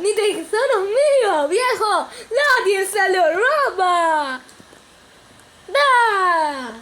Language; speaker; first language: Spanish; native; Spanish